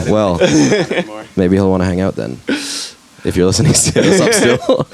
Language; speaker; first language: English; native; English